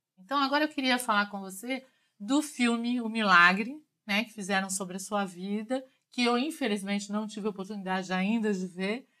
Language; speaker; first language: Portuguese; native; Portuguese